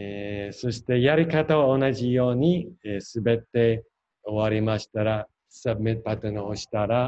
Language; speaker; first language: Japanese; non-native, fluent; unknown